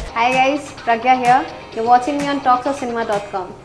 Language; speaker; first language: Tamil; non-native, learner; Hindi